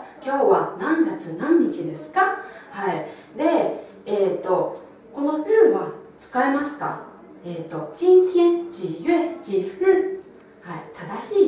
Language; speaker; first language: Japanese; non-native, local second language; Chinese